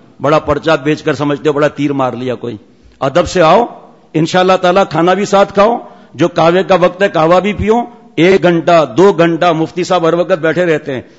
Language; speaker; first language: Urdu; non-native, local second language; Memoni